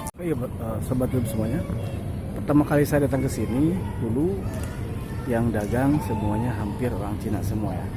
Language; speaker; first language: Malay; non-native, local second language; Sundanese